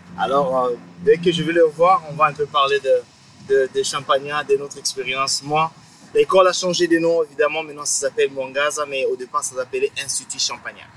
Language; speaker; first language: French; non-native, local second language; Swahili